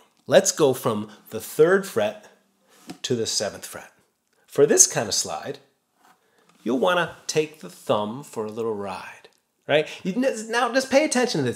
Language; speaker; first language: English; native; English